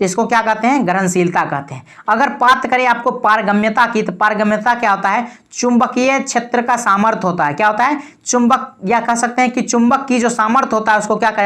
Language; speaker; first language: Hindi; native; Hindi